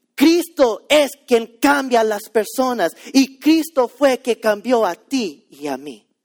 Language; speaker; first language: Spanish; early bilingual, heritage; Spanish